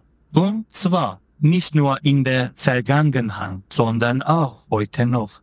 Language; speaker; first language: German; non-native, fluent; Turkish